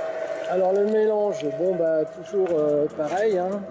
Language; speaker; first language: French; native; French